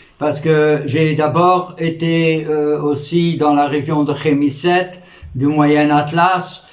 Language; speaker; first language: French; native; French